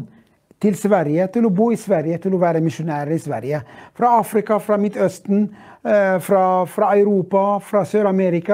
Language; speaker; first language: Norwegian; non-native, fluent; Arabic